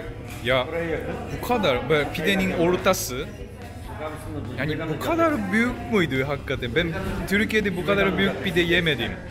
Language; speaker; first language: Turkish; non-native, fluent; Japanese